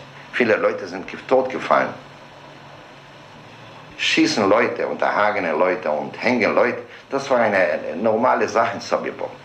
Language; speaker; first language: German; non-native, learner; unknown